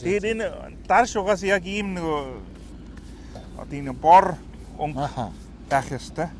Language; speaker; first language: Mongolian; non-native, fluent; English